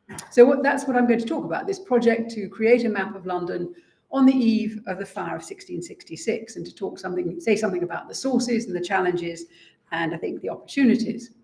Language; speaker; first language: English; native; English